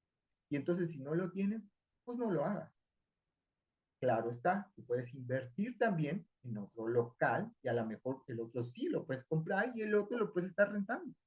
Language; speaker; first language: Spanish; native; Spanish